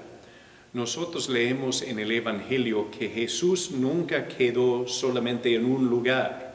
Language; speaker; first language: Spanish; non-native, fluent; English